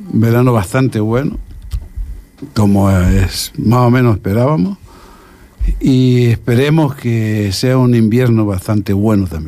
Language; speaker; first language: Spanish; native; Spanish